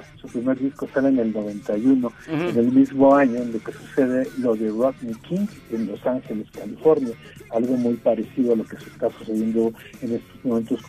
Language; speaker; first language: Spanish; native; Spanish